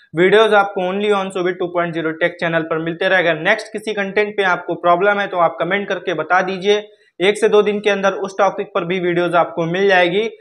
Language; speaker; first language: Hindi; native; Hindi